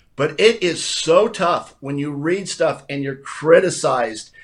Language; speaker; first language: English; native; English